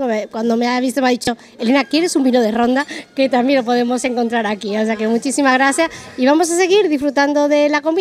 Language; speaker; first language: Spanish; native; Spanish